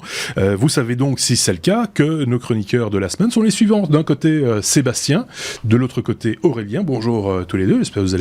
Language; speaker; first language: French; native; French